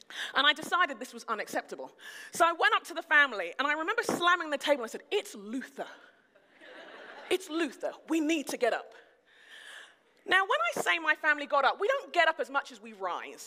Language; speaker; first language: English; native; English